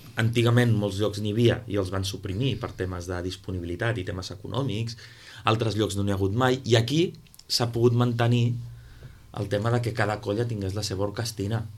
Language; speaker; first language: Catalan; native; Catalan